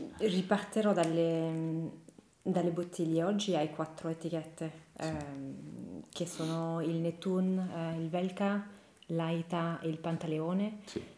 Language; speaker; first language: Italian; non-native, fluent; French